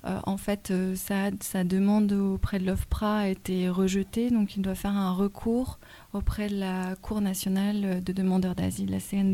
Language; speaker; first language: French; native; French